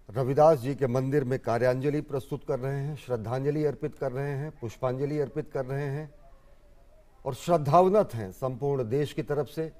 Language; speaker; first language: Hindi; native; Hindi